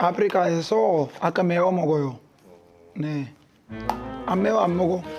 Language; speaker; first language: Korean; non-native, learner; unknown